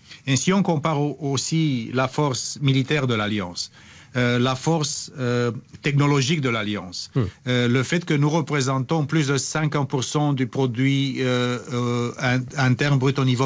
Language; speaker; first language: French; non-native, fluent; Romanian